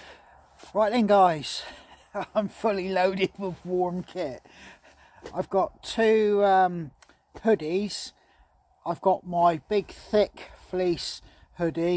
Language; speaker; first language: English; native; English